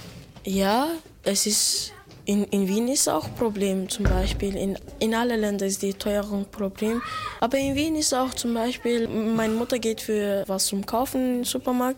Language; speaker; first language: German; early bilingual, other home language; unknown